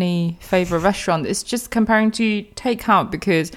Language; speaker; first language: English; non-native, fluent; Chinese